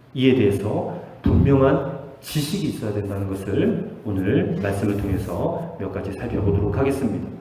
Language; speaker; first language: Korean; native; Korean